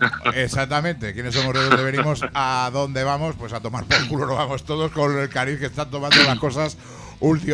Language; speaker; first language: Spanish; native; Spanish